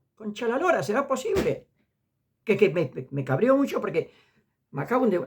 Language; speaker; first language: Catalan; non-native, fluent; Spanish